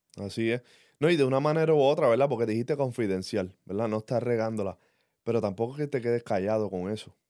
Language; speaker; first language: Spanish; early bilingual, heritage; English